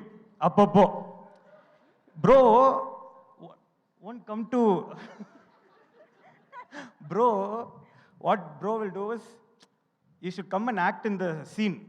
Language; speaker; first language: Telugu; non-native, learner; Tamil